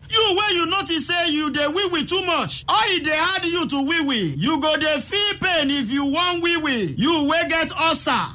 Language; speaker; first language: Nigerian Pidgin; native; Nigerian Pidgin